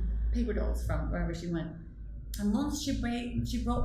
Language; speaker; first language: English; non-native, fluent; Norwegian